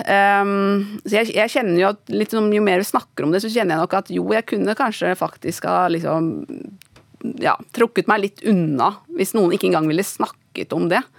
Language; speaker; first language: Norwegian; native; Norwegian